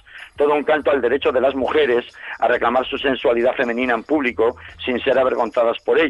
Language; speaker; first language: Spanish; native; Spanish